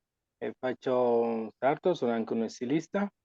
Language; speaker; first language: Italian; non-native, fluent; Wolof